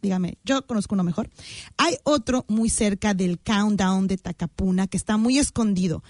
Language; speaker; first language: Spanish; native; Spanish